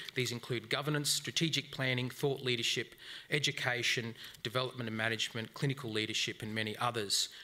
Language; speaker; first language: English; native; English